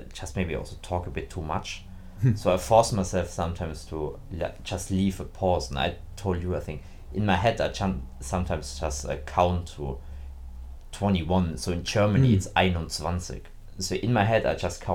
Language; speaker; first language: English; non-native, fluent; German